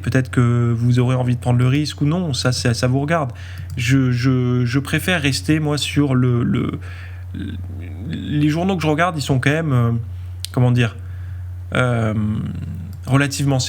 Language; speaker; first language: French; native; French